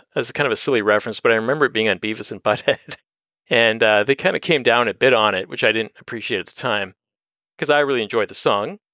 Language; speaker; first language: English; native; English